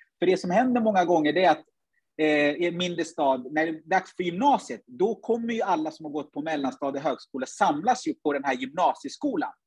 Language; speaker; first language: Swedish; early bilingual, other home language; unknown